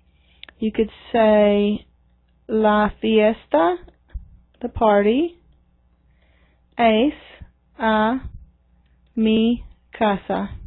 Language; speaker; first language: Spanish; non-native, fluent; English